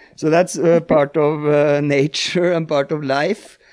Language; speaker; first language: English; non-native, fluent; Norwegian